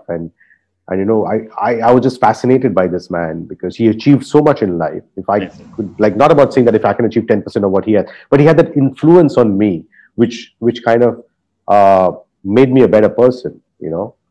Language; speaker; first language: English; non-native, local second language; Hindi